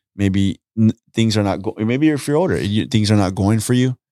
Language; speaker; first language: English; native; English